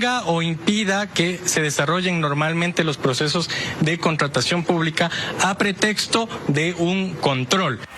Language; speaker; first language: Spanish; native; Spanish